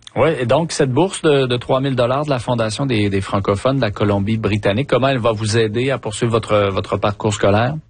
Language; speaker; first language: French; native; French